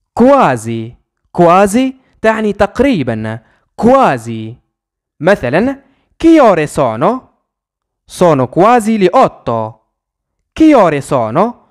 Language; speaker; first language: Italian; non-native, fluent; Arabic